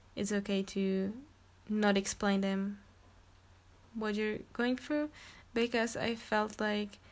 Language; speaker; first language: English; non-native, fluent; Czech